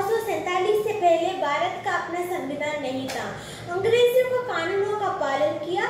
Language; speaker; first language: Hindi; non-native, local second language; Tamil